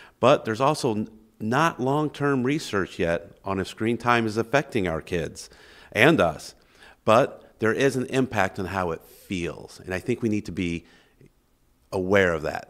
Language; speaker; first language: English; native; English